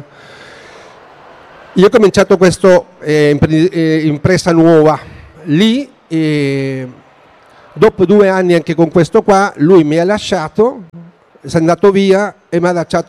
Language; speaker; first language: Italian; non-native, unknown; Spanish